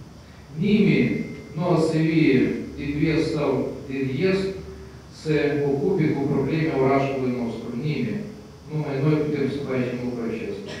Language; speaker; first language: Romanian; non-native, local second language; Russian